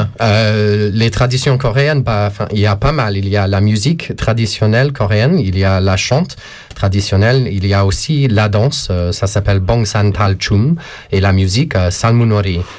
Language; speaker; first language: French; non-native, fluent; English